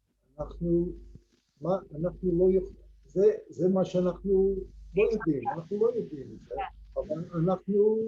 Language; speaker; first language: Hebrew; non-native, fluent; English